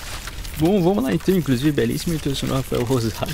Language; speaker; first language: Portuguese; native; Portuguese